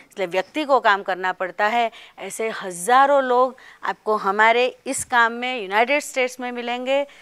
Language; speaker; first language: Hindi; non-native, local second language; Marathi